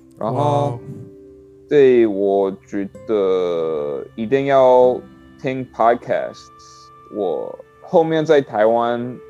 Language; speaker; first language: Chinese; non-native, learner; English